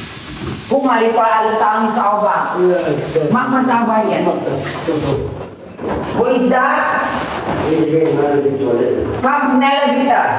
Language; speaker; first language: German; non-native, learner; Indonesian